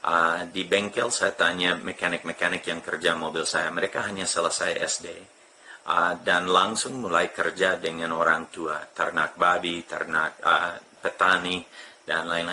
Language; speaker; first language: Indonesian; non-native, fluent; English